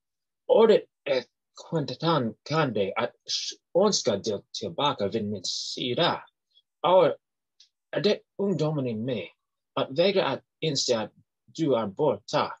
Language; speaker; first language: Swedish; non-native, learner; English